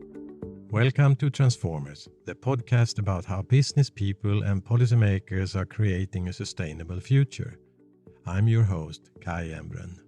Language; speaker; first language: English; non-native, fluent; Swedish